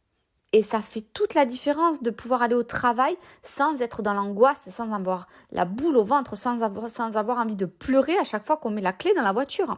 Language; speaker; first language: French; native; French